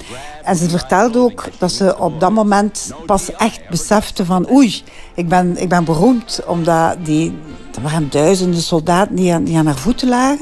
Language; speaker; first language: Dutch; native; Dutch